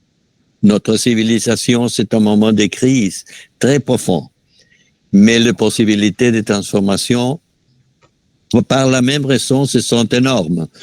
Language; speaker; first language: French; non-native, fluent; Spanish